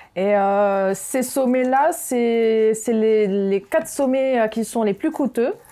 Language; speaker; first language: French; non-native, local second language; Arabic